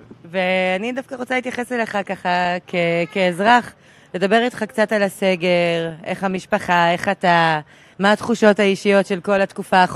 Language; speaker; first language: Hebrew; native; Hebrew